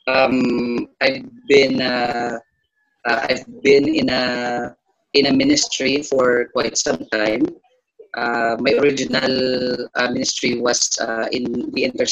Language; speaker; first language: English; non-native, local second language; Hiligaynon